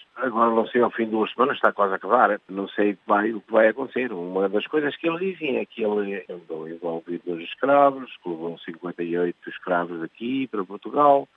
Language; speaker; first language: Portuguese; native; Portuguese